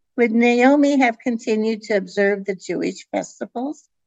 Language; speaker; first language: English; early bilingual, other home language; Dutch